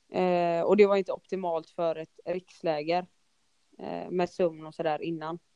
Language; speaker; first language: Swedish; early bilingual, other home language; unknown